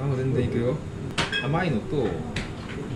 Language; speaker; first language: Japanese; native; Japanese